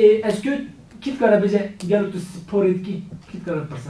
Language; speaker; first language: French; non-native, fluent; Kurdish